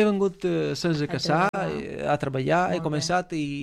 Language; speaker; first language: Catalan; non-native, fluent; Romanian